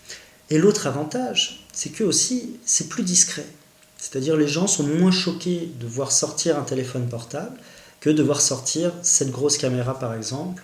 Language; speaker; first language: French; native; French